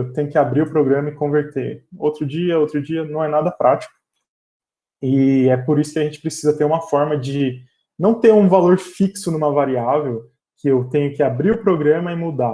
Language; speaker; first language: Portuguese; native; Portuguese